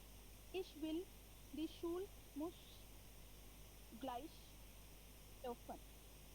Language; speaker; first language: German; non-native, learner; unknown